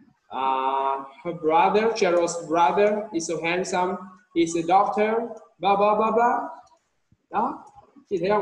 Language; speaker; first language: English; non-native, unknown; Vietnamese